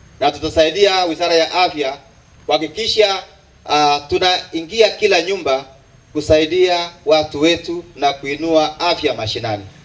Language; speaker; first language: Swahili; non-native, local second language; Kalenjin